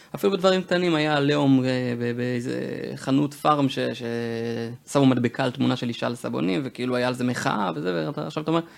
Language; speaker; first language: Hebrew; native; Hebrew